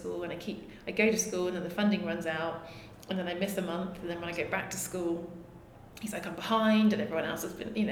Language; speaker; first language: English; native; English